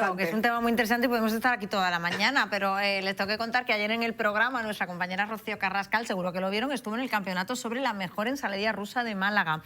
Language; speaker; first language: Spanish; native; Spanish